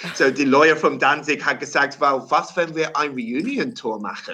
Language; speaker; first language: German; non-native, learner; English